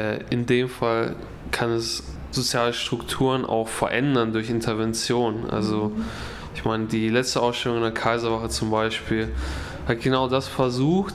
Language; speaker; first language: German; native; German